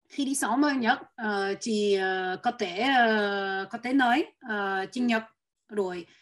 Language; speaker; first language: Vietnamese; non-native, learner; French